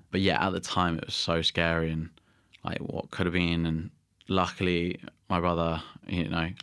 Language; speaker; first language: English; native; English